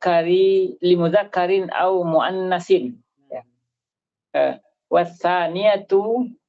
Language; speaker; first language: Arabic; non-native, learner; Indonesian